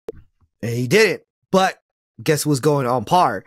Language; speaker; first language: English; native; English